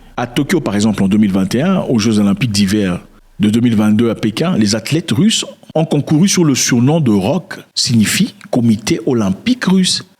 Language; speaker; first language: French; non-native, local second language; Lingala